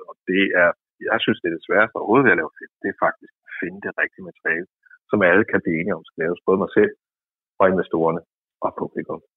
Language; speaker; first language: Danish; native; Danish